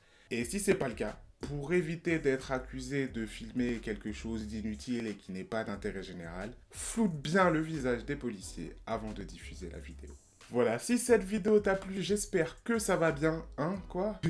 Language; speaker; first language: French; native; French